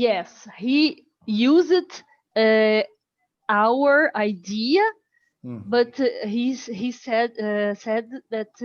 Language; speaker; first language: English; non-native, learner; Portuguese